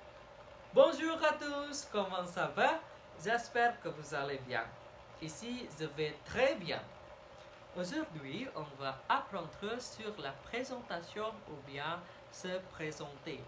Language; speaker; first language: French; non-native, learner; Indonesian